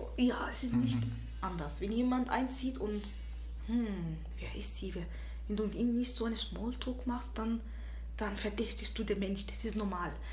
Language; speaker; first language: German; non-native, fluent; Arabic